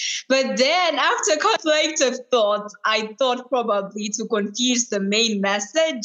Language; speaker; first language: English; non-native, local second language; Shona